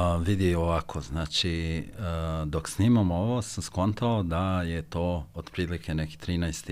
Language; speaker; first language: Serbian; non-native, local second language; Albanian